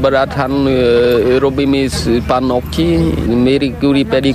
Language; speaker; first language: Polish; non-native, learner; Vietnamese